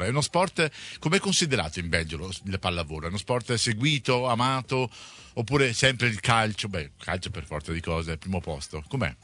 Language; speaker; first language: Italian; native; Italian